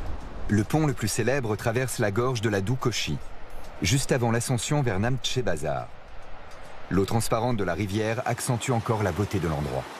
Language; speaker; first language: French; native; French